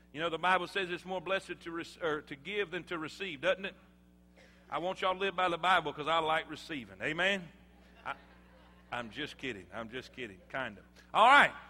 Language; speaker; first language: English; native; English